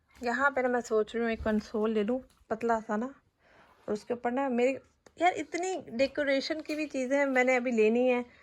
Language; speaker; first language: Urdu; native; Urdu